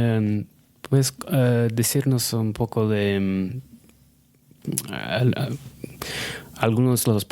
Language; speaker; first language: Spanish; non-native, fluent; English